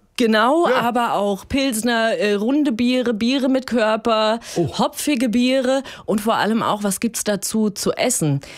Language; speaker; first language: German; native; German